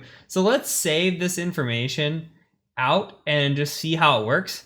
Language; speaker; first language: English; native; English